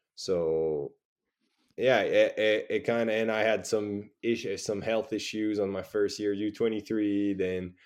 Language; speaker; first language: English; native; English